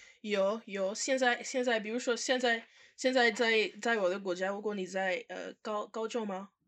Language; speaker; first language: Chinese; non-native, learner; French